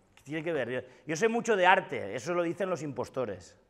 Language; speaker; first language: Spanish; non-native, local second language; Catalan